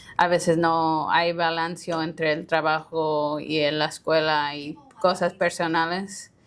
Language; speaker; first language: Spanish; early bilingual, heritage; Spanish